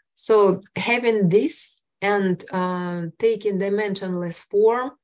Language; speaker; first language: English; non-native, fluent; Russian